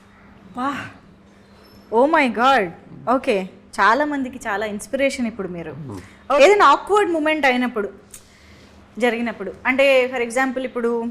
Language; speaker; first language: Telugu; native; Telugu